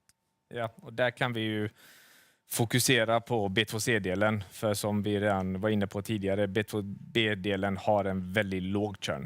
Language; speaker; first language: Swedish; native; Swedish